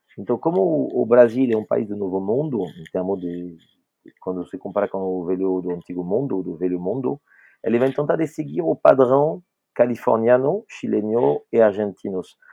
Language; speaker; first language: Portuguese; non-native, fluent; French